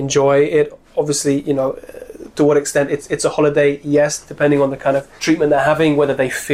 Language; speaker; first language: English; native; English